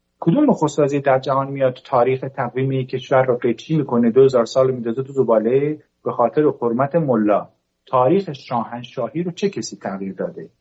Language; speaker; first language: Persian; native; Persian